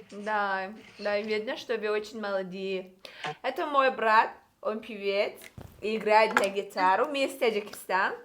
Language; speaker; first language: Russian; non-native, learner; Tajik